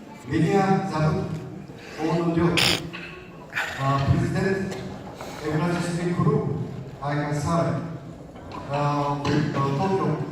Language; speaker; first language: Russian; non-native, learner; Japanese